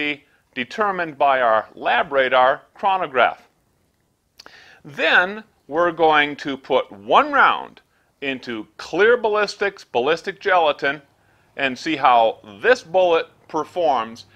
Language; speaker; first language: English; native; English